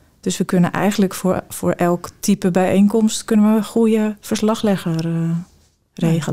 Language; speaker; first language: Dutch; native; Dutch